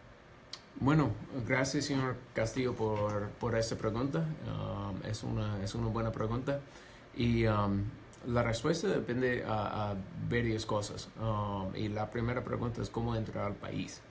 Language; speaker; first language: Spanish; non-native, fluent; English